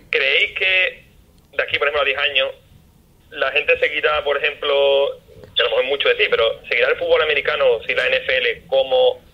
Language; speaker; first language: Spanish; native; Spanish